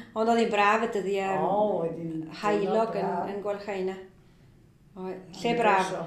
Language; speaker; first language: Welsh; early bilingual, heritage; Welsh